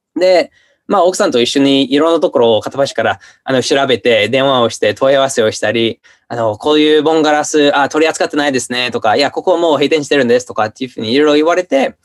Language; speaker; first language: Japanese; non-native, fluent; English